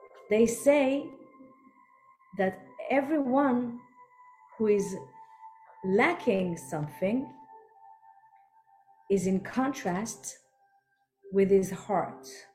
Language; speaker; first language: English; non-native, fluent; Hebrew